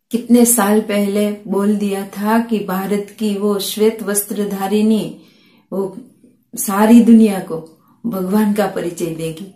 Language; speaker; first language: Hindi; non-native, local second language; Gujarati